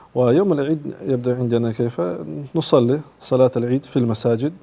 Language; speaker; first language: Arabic; non-native, fluent; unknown